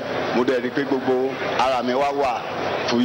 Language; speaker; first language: English; non-native, local second language; Yoruba